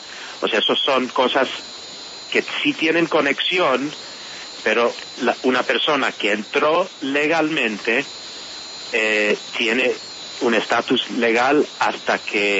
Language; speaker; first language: Spanish; non-native, fluent; English